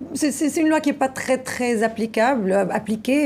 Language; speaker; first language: French; non-native, local second language; Arabic